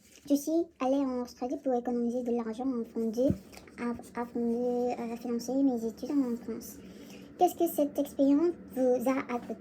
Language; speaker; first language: French; non-native, learner; Korean